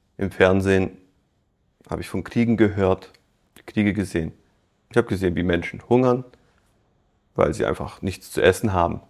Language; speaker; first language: German; native; German